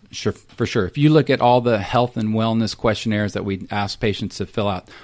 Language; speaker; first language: English; native; English